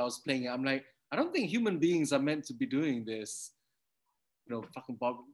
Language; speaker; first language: English; native; English